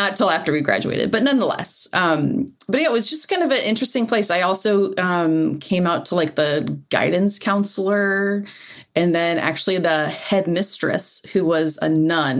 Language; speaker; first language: English; native; English